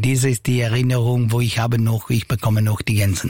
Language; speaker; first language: German; non-native, local second language; Italian